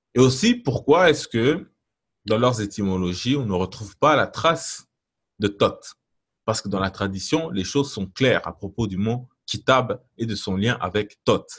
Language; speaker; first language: French; non-native, local second language; Lingala